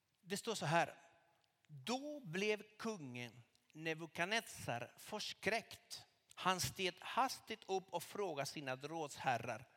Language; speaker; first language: Swedish; non-native, fluent; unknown